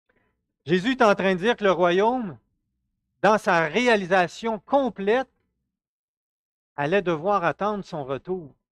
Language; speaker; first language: French; native; French